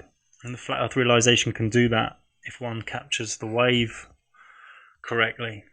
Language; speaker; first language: English; native; English